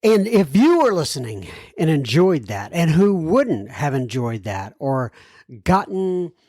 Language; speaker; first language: English; native; English